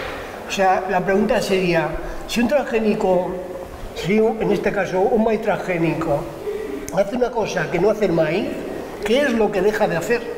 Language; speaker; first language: Spanish; native; Spanish